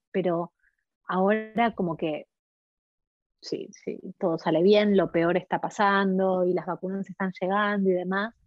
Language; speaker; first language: Spanish; native; Spanish